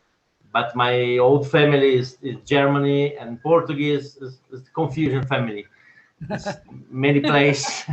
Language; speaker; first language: English; non-native, learner; Portuguese